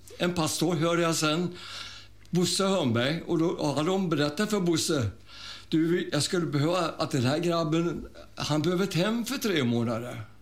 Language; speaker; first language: Swedish; early bilingual, other home language; German